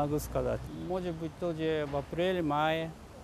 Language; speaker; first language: Russian; non-native, fluent; Japanese